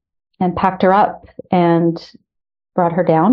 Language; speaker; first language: English; native; English